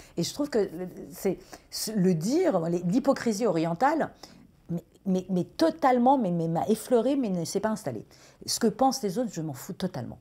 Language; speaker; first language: French; early bilingual, other home language; Persian